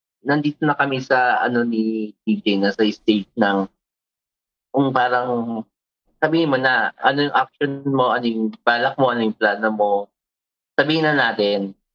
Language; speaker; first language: Filipino; native; Filipino